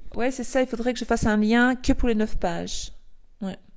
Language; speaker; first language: French; native; French